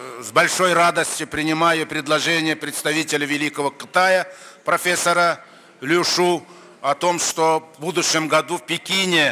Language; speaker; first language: Russian; non-native, local second language; Kyrgyz